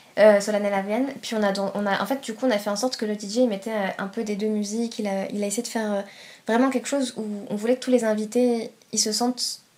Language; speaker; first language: French; early bilingual, other home language; Persian